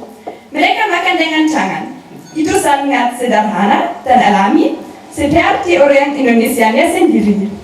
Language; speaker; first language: Indonesian; non-native, learner; German